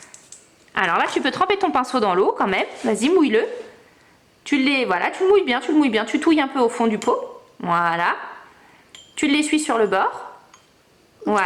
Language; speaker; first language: French; native; French